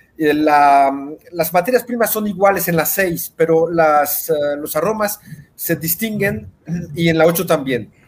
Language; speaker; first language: Spanish; early bilingual, heritage; Spanish